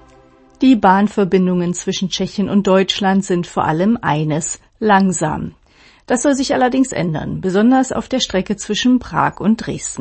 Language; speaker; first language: German; native; German